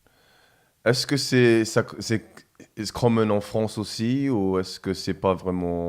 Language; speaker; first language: French; non-native, fluent; English